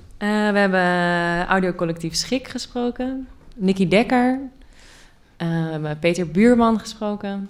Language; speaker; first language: Dutch; native; Dutch